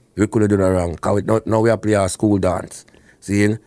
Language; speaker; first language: English; non-native, local second language; Jamaican Creole English